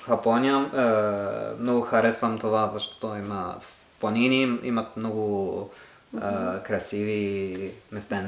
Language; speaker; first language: Bulgarian; non-native, learner; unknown